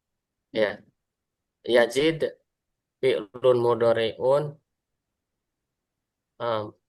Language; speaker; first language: Arabic; non-native, learner; Indonesian